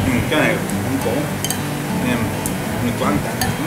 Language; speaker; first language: Vietnamese; non-native, learner; Japanese